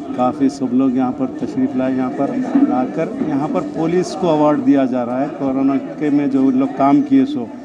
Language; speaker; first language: Hindi; non-native, local second language; Urdu